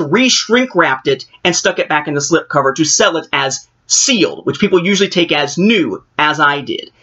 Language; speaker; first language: English; native; English